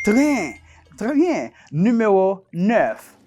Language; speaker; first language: French; non-native, fluent; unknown